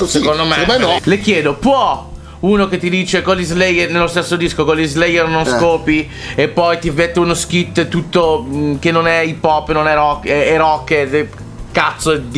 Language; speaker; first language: Italian; native; Italian